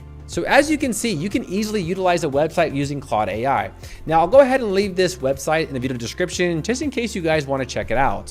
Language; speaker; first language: English; native; English